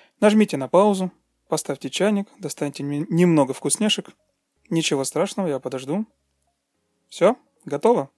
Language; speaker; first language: Russian; native; Russian